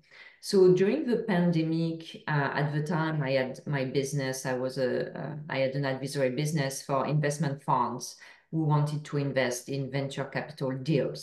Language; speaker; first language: English; non-native, fluent; French